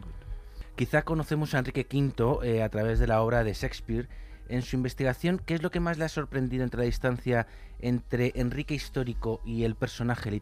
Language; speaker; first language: Spanish; native; Spanish